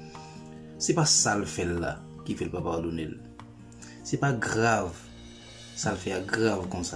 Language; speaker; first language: French; non-native, local second language; Haitian Creole